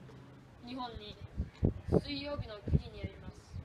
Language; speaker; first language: Japanese; non-native, learner; English